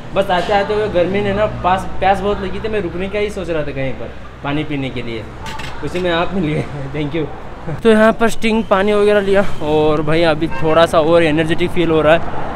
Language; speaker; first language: Hindi; native; Hindi